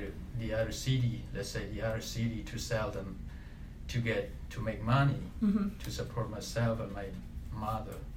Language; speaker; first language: English; non-native, learner; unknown